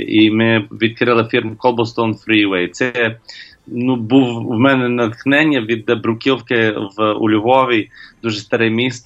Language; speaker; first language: Ukrainian; non-native, learner; English